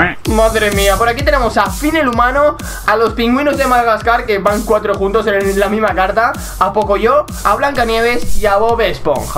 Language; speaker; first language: Spanish; native; Spanish